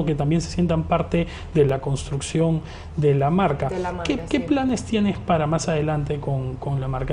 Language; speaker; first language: Spanish; native; Spanish